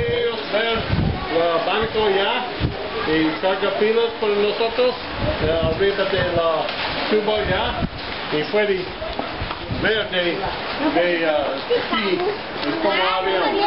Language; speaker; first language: Spanish; non-native, learner; English